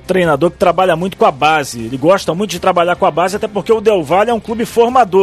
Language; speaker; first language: Portuguese; native; Portuguese